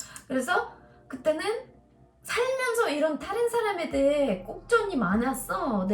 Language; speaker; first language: Korean; non-native, learner; Russian